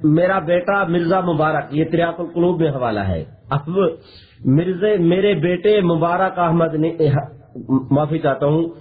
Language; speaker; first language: Urdu; non-native, local second language; Punjabi